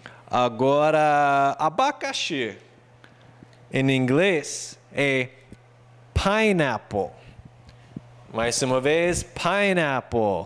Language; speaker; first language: Portuguese; non-native, fluent; English